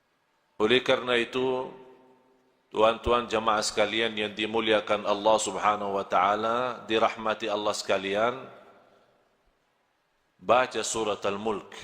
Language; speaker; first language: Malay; non-native, fluent; Arabic